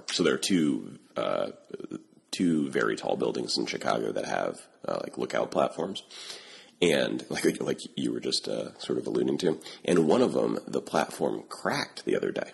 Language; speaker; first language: English; native; English